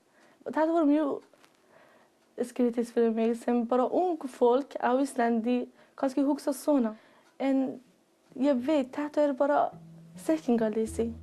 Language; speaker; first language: Icelandic; non-native, learner; Persian